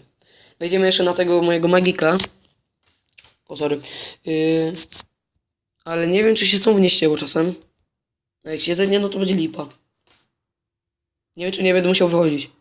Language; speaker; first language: Polish; native; Polish